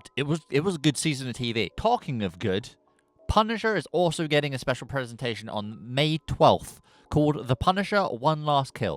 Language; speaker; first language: English; native; English